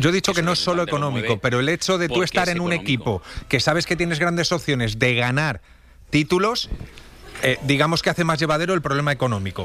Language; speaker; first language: Spanish; native; Spanish